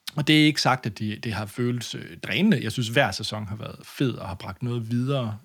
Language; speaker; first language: Danish; native; Danish